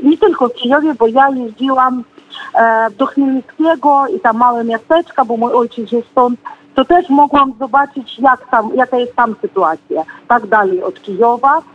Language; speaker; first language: Polish; non-native, fluent; Ukrainian